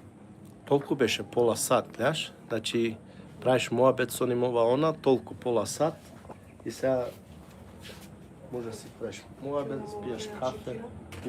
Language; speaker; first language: Macedonian; early bilingual, heritage; Macedonian